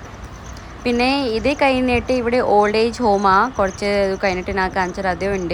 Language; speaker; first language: Malayalam; non-native, learner; Hindi